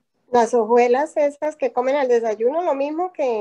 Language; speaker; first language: Spanish; native; Spanish